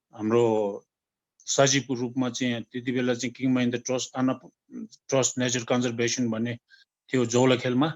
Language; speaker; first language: Nepali; non-native, local second language; Tibetan